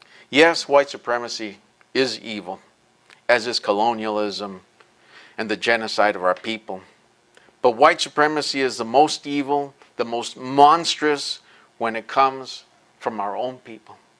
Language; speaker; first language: English; early bilingual, other home language; Spanish